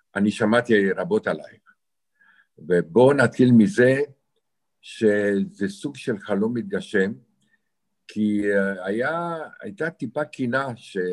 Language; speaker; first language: Hebrew; non-native, fluent; Romanian